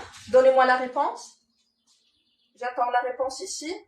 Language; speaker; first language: French; non-native, local second language; Arabic